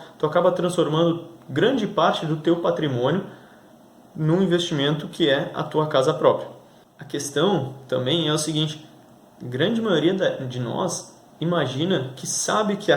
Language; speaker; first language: Portuguese; native; Portuguese